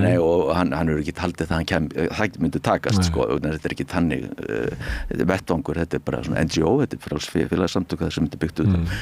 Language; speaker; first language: Icelandic; native; Icelandic